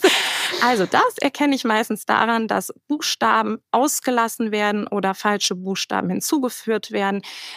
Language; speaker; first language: German; native; German